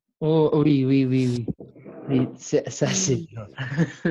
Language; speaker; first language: French; non-native, learner; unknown